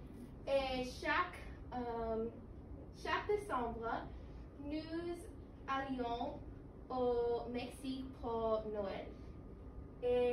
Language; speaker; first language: French; non-native, learner; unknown